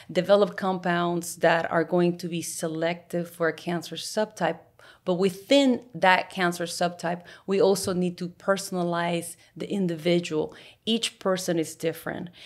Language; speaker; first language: English; native; English